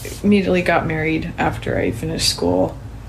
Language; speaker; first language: English; native; English